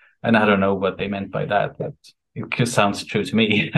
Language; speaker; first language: English; non-native, fluent; Swedish